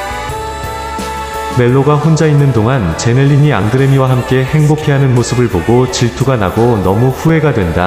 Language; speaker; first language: Korean; non-native, learner; Filipino